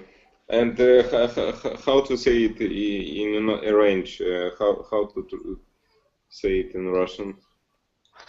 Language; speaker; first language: English; non-native, learner; Russian